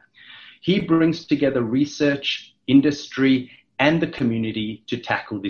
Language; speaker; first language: English; non-native, local second language; Sinhala